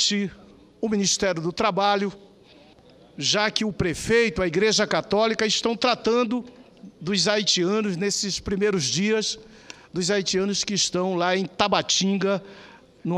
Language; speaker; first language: Portuguese; native; Portuguese